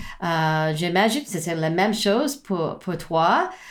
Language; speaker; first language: French; non-native, learner; English